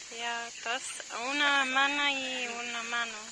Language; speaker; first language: Spanish; non-native, learner; English